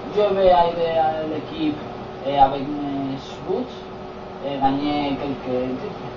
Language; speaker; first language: French; non-native, learner; Spanish